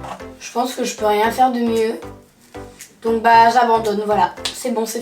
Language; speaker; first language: French; native; French